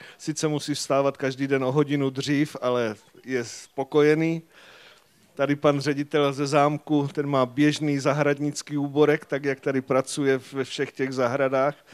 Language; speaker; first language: Czech; native; Czech